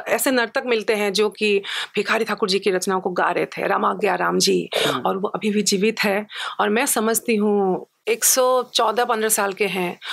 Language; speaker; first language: Hindi; non-native, local second language; Assamese